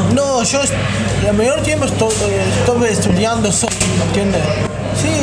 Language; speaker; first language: Spanish; non-native, learner; Arabic